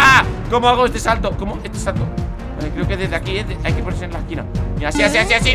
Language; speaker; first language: Spanish; native; Spanish